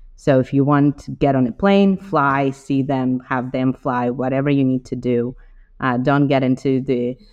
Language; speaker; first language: English; non-native, fluent; Ukrainian